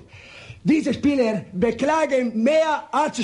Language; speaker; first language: German; non-native, learner; Italian